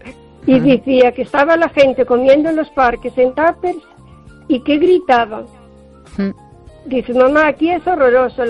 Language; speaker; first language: Spanish; native; Spanish